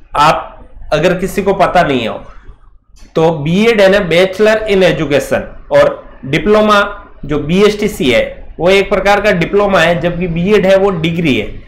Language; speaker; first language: Hindi; native; Hindi